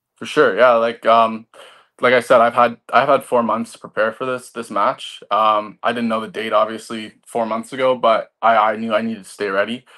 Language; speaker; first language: English; native; English